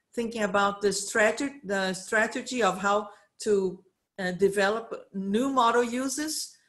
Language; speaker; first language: English; non-native, fluent; Portuguese